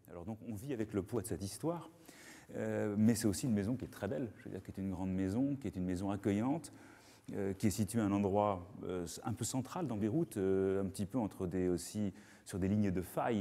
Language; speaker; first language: French; native; French